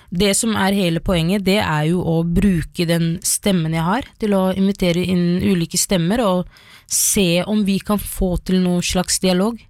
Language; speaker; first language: Norwegian; early bilingual, other home language; Somali